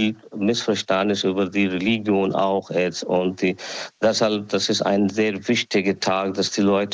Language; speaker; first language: German; non-native, learner; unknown